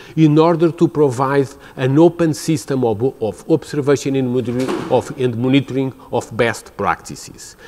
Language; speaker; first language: English; non-native, fluent; Portuguese